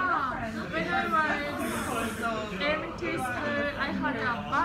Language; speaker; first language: English; non-native, learner; Japanese